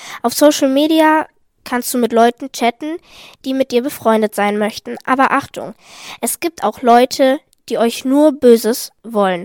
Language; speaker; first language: German; native; German